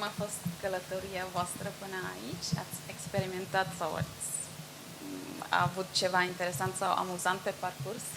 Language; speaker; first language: Romanian; early bilingual, heritage; Romanian